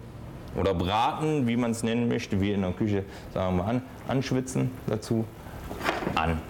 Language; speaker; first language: German; native; German